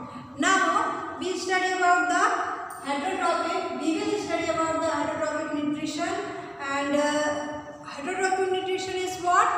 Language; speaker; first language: English; non-native, local second language; Hindi